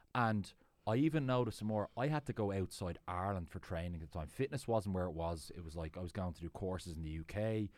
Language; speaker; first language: English; native; English